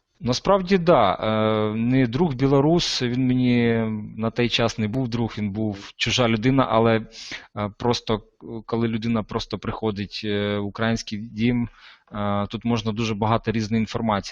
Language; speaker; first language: Ukrainian; non-native, local second language; Russian